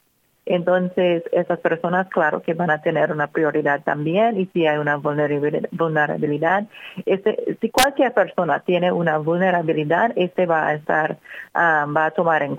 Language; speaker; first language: Spanish; non-native, fluent; English